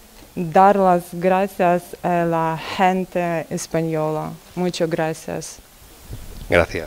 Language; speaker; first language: Spanish; non-native, learner; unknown